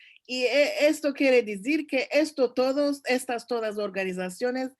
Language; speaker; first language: Spanish; early bilingual, heritage; Turkish